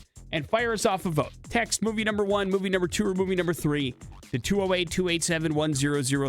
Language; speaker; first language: English; native; English